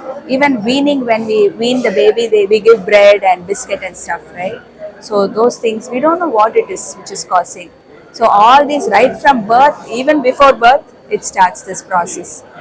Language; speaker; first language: English; non-native, local second language; Tamil